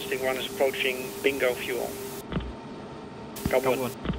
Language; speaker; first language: English; non-native, fluent; Dutch